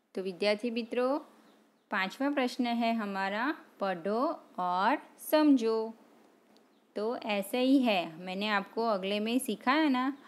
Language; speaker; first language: Hindi; non-native, local second language; Gujarati